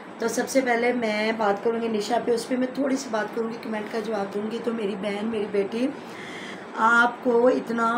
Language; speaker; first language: Urdu; non-native, local second language; Punjabi